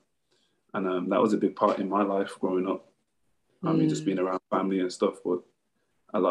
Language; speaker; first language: English; native; English